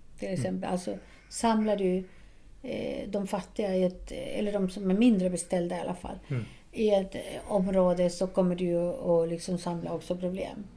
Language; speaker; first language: Swedish; non-native, fluent; Spanish